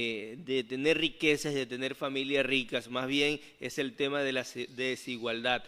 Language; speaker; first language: Spanish; native; Spanish